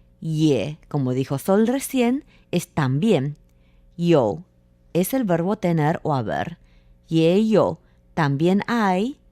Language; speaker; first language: Spanish; non-native, fluent; Chinese